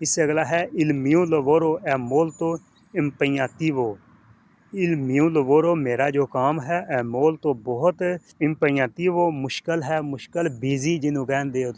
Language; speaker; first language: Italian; non-native, fluent; Punjabi